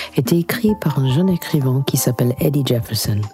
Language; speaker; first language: French; non-native, fluent; English